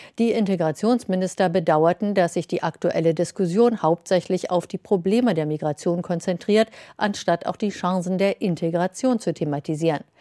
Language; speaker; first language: German; native; German